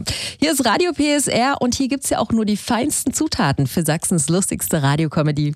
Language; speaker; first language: German; native; German